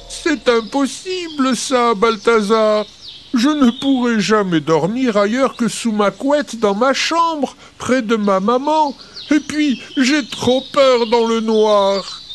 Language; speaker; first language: French; native; French